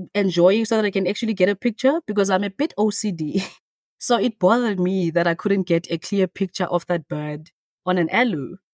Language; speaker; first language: English; non-native, local second language; Xhosa